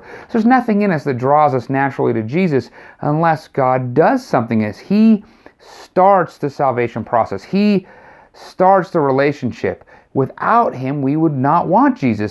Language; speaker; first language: English; native; English